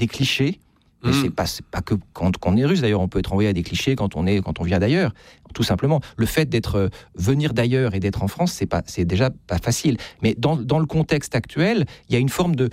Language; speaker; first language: French; native; French